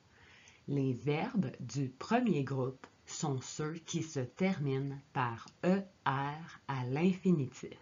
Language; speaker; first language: French; native; French